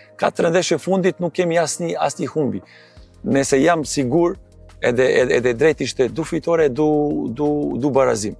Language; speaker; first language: Albanian; non-native, learner; Serbian